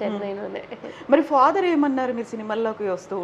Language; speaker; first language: Telugu; native; Telugu